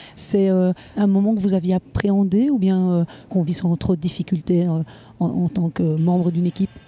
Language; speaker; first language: French; native; French